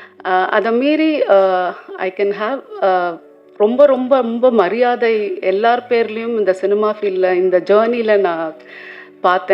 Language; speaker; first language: Tamil; native; Tamil